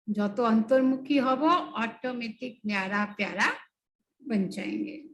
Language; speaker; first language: Hindi; non-native, local second language; Bangla